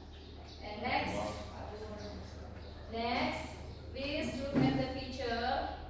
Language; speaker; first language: English; non-native, learner; Indonesian